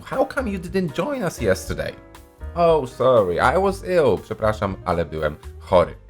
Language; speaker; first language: English; non-native, fluent; Polish